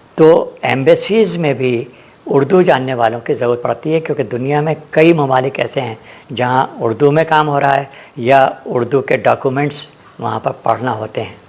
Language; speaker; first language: Urdu; native; Urdu